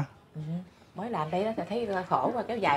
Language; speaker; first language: Vietnamese; native; Vietnamese